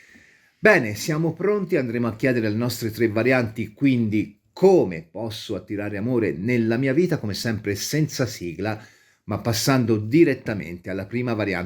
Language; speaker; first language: Italian; native; Italian